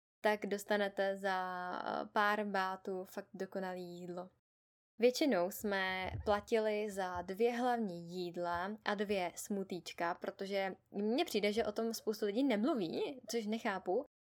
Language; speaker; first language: Czech; native; Czech